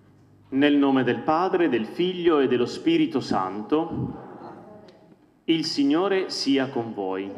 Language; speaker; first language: Italian; native; Italian